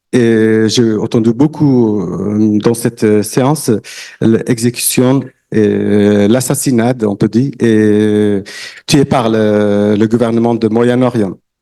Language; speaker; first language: French; non-native, learner; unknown